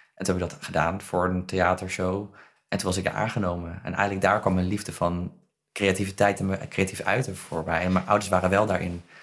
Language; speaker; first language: Dutch; native; Dutch